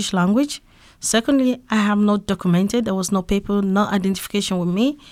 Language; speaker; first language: English; non-native, local second language; Yoruba